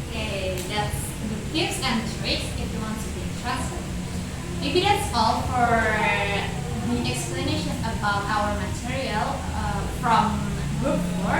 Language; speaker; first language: English; non-native, learner; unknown